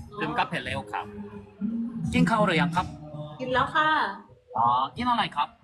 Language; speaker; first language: Thai; non-native, learner; Korean